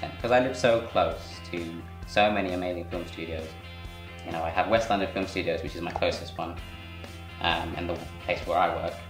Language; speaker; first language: English; native; English